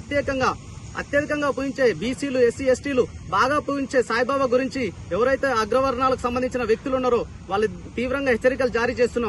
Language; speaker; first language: Telugu; native; Telugu